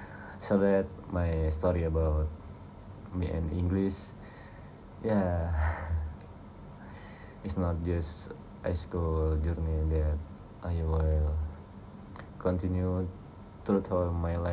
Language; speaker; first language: English; non-native, learner; Indonesian